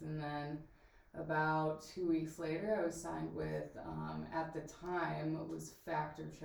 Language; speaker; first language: English; native; English